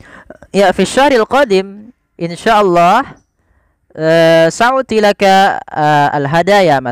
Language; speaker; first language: Arabic; non-native, fluent; Indonesian